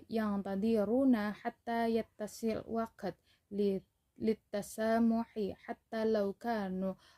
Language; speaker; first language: Arabic; non-native, learner; Indonesian